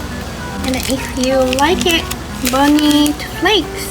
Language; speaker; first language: English; non-native, fluent; Japanese